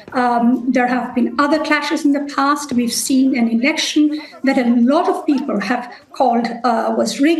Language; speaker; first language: English; non-native, local second language; Bangla